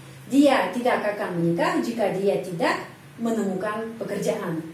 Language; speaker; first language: Indonesian; non-native, fluent; Russian